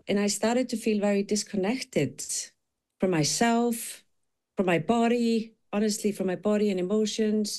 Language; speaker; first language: English; non-native, fluent; Icelandic